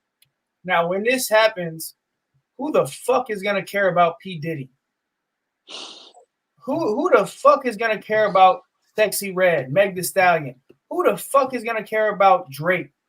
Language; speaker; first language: English; native; English